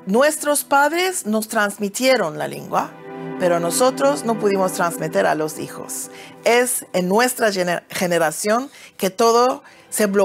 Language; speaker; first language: Spanish; early bilingual, heritage; Ladino